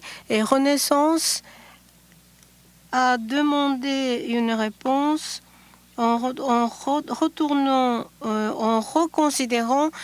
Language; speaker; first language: French; non-native, fluent; Japanese